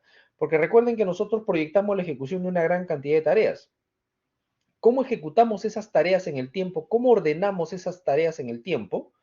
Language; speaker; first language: Spanish; native; Spanish